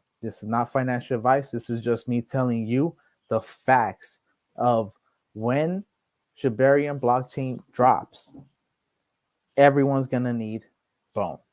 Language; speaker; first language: English; native; English